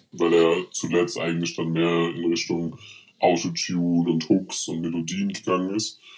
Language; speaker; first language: German; early bilingual, other home language; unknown